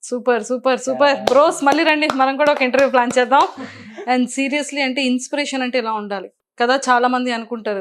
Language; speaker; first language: Telugu; native; Telugu